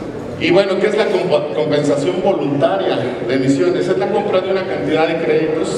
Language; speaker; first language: Spanish; native; Spanish